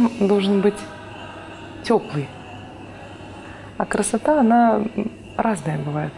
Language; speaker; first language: Russian; native; Russian